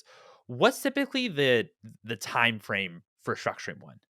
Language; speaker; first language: English; native; English